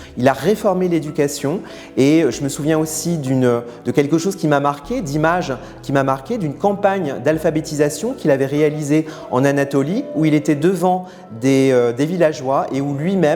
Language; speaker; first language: French; native; French